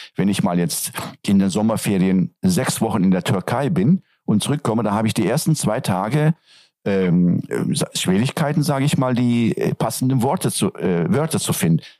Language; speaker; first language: German; non-native, fluent; Turkish